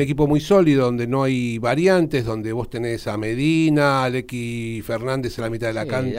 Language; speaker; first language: Spanish; native; Spanish